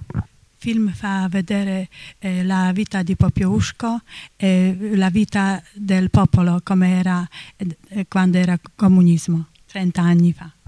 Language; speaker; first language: Italian; non-native, fluent; Polish